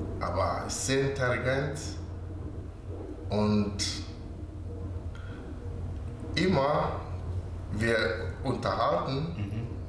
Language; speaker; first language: German; non-native, learner; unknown